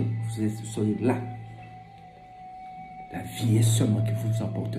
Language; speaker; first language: French; non-native, local second language; Fon